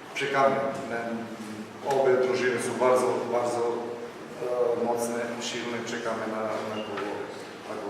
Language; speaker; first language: Polish; non-native, fluent; Slovenian